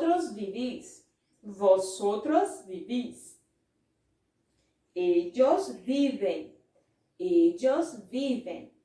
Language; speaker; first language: Spanish; non-native, fluent; Portuguese